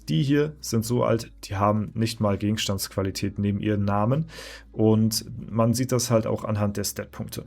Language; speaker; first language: German; native; German